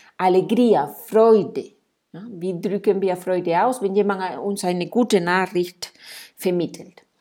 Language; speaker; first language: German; non-native, fluent; Spanish